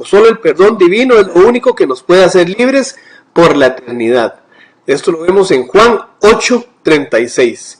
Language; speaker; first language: Spanish; native; Spanish